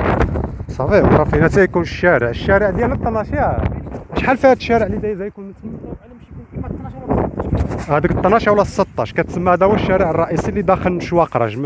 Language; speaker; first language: Arabic; native; Arabic